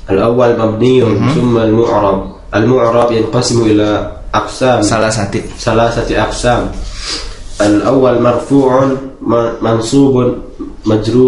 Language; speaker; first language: Arabic; non-native, learner; Indonesian